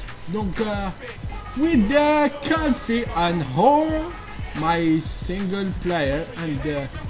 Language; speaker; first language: English; non-native, learner; Arabic